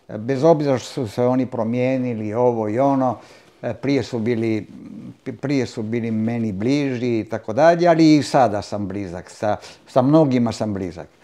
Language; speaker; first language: Croatian; non-native, local second language; Italian